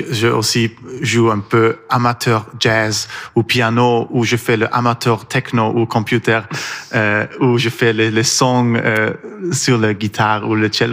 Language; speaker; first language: French; non-native, learner; Persian